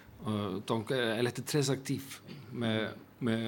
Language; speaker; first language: French; non-native, fluent; Icelandic